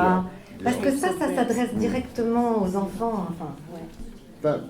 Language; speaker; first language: French; native; French